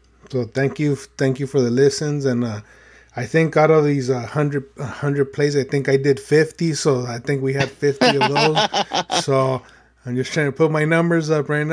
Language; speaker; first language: English; early bilingual, other home language; Spanish